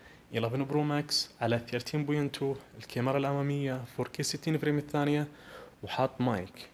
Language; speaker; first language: Arabic; native; Arabic